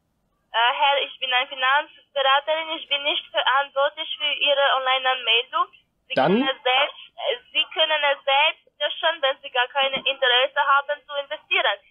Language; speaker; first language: German; non-native, learner; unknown